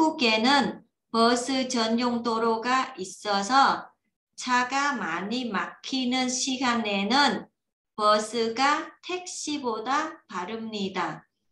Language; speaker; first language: Korean; non-native, learner; Vietnamese